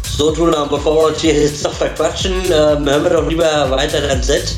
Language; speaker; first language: German; native; German